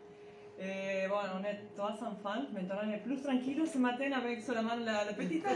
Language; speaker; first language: French; non-native, learner; Spanish